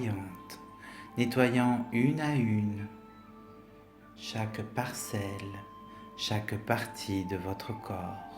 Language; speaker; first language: French; native; French